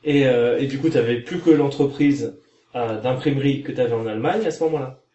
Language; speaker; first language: French; native; French